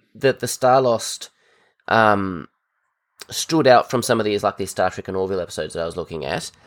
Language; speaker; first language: English; native; English